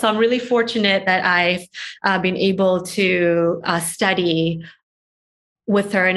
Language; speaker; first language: English; non-native, local second language; Malay